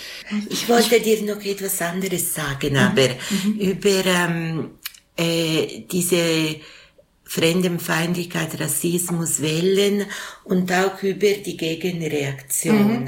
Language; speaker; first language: German; non-native, local second language; Italian